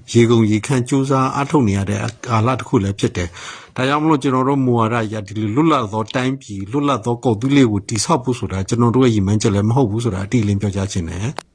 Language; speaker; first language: Burmese; non-native, local second language; S'gaw Karen